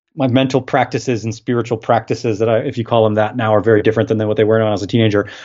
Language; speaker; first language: English; native; English